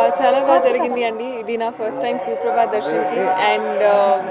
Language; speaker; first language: Telugu; non-native, learner; Hindi